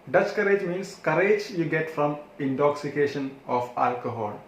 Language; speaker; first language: English; non-native, local second language; Malayalam